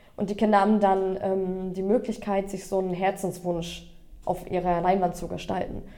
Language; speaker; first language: German; native; German